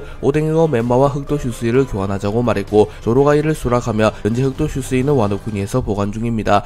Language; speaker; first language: Korean; native; Korean